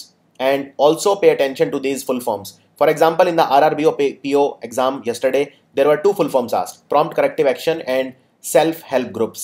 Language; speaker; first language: English; non-native, local second language; Hindi